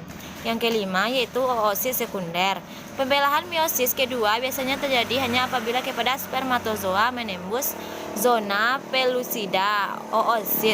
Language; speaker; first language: Indonesian; native; Indonesian